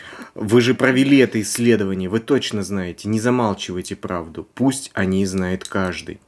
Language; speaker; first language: Russian; native; Russian